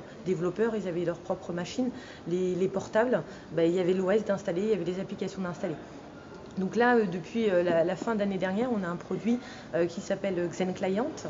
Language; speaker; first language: French; native; French